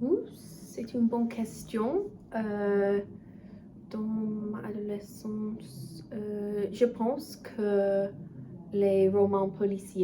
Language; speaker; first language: French; non-native, learner; English